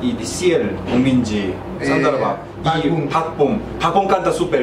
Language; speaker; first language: Spanish; non-native, fluent; Korean